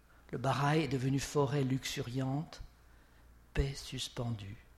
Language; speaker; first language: French; native; French